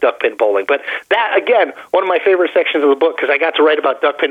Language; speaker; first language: English; native; English